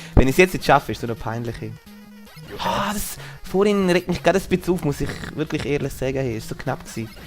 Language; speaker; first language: German; native; German